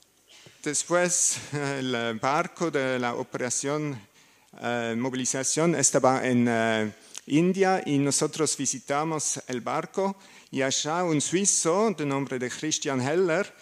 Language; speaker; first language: Spanish; non-native, learner; German